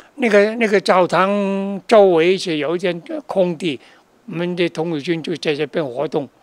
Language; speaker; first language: Chinese; non-native, local second language; Cantonese